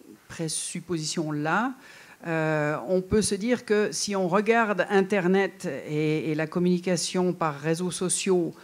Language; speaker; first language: French; native; French